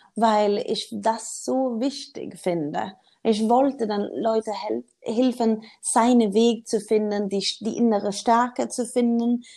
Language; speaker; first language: German; non-native, fluent; Swedish